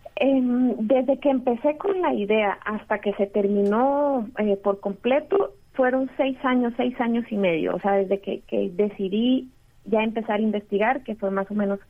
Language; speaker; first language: Spanish; native; Spanish